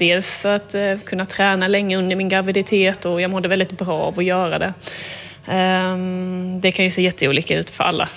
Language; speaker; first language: Swedish; native; Swedish